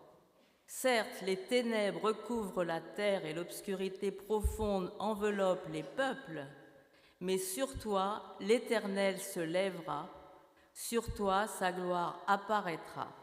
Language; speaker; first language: French; native; French